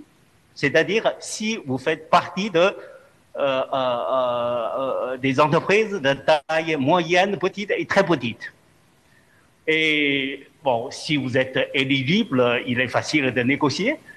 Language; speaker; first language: French; non-native, fluent; Chinese